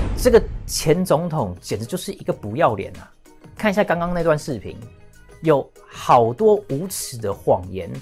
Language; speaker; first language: Chinese; early bilingual, heritage; English